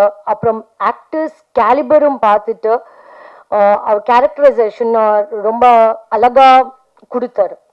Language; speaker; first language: Tamil; non-native, fluent; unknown